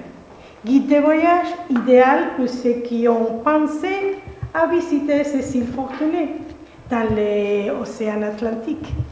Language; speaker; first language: French; non-native, fluent; Spanish